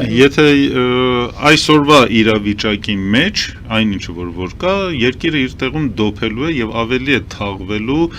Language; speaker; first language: Armenian; early bilingual, heritage; Armenian